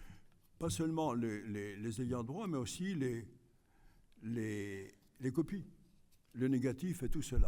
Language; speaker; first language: French; non-native, fluent; Greek